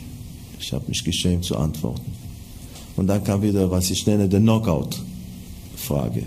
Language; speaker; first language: German; non-native, fluent; Hebrew